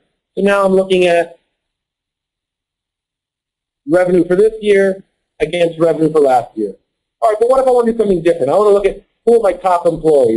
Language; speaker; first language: English; native; English